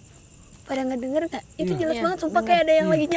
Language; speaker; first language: Indonesian; native; Indonesian